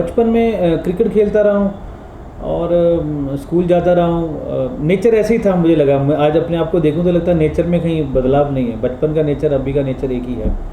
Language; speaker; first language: Hindi; non-native, local second language; Punjabi